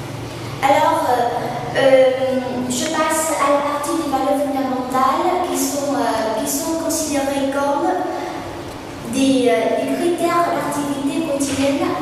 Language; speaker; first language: French; non-native, fluent; Vietnamese